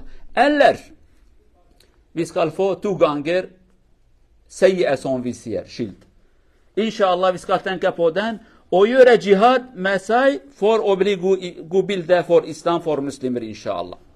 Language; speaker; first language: Norwegian; non-native, learner; Kurdish